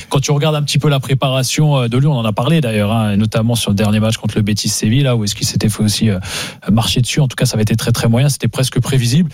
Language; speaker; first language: French; native; French